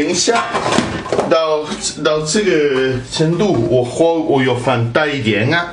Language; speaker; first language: Chinese; non-native, fluent; Italian